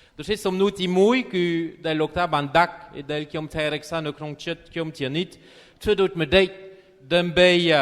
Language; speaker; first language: Khmer; non-native, fluent; French